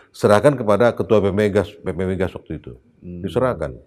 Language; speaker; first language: Indonesian; native; Indonesian